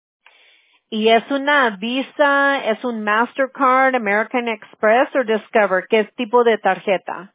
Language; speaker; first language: Spanish; early bilingual, heritage; Spanish